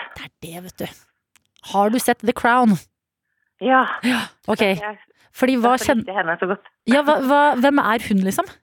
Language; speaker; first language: Norwegian; native; Norwegian